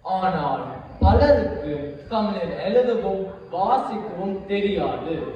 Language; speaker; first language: Tamil; early bilingual, heritage; Tamil